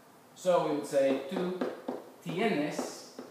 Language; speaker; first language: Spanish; non-native, fluent; English